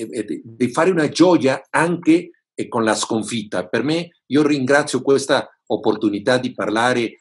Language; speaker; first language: Italian; non-native, fluent; Spanish